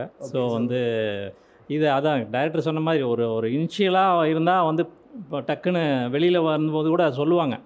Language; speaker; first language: Tamil; native; Tamil